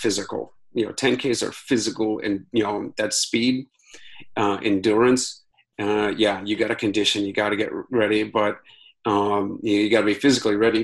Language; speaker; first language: English; native; English